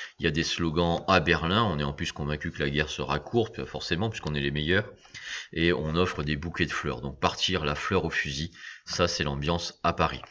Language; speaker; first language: French; native; French